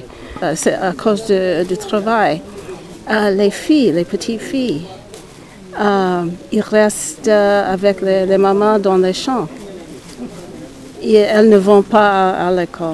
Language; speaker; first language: French; non-native, fluent; English